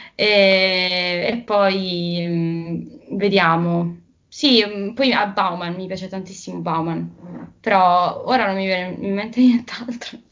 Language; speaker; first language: Italian; native; Italian